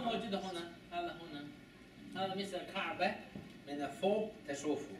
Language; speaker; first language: Arabic; non-native, learner; Chinese